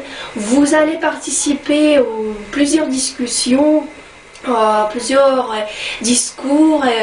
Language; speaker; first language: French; non-native, learner; Russian